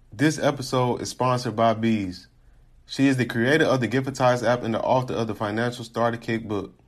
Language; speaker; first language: English; native; English